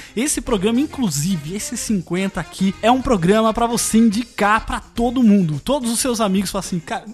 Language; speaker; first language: Portuguese; native; Portuguese